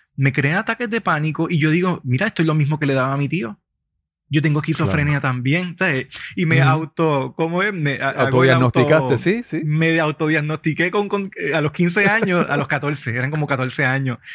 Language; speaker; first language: Spanish; native; Spanish